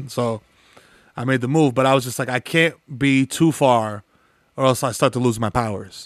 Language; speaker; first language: English; early bilingual, other home language; Spanish